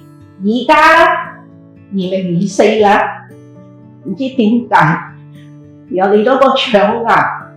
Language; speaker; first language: Cantonese; native; Cantonese